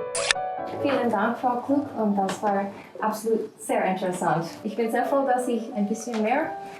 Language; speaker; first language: German; non-native, learner; English